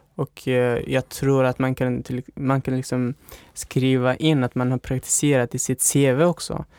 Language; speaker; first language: Swedish; non-native, fluent; Urdu